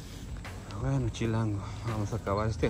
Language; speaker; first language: Spanish; native; Spanish